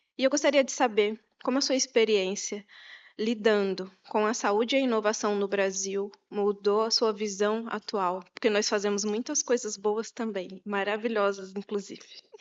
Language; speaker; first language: Portuguese; native; Portuguese